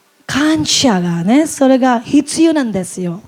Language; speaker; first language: Japanese; non-native, learner; Filipino